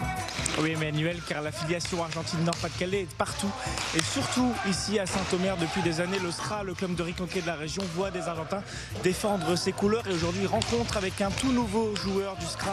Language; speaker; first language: French; native; French